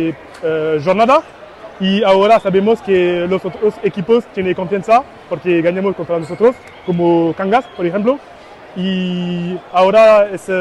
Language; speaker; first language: Spanish; non-native, learner; French